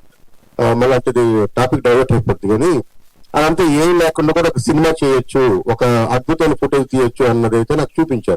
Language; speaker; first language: Telugu; native; Telugu